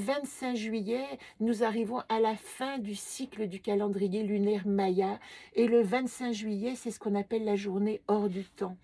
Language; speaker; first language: French; native; French